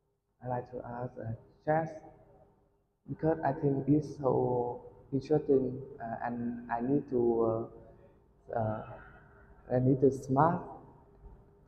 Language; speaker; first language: English; non-native, learner; Vietnamese